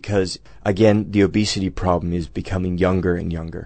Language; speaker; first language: English; native; English